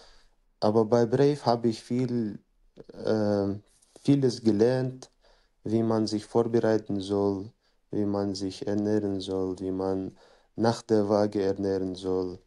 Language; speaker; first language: German; non-native, fluent; Chechen